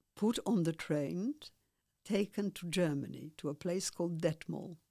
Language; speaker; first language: English; non-native, fluent; Polish